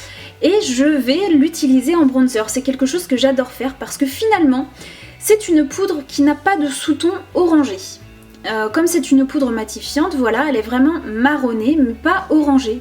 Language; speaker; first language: French; native; French